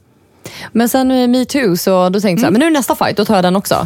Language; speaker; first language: Swedish; native; Swedish